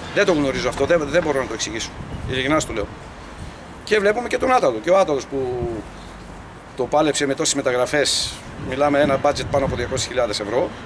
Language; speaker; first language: Greek; early bilingual, heritage; Greek